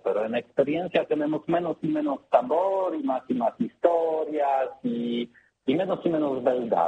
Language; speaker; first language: Spanish; non-native, learner; Polish